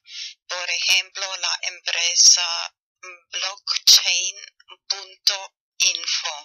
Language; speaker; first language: Spanish; non-native, learner; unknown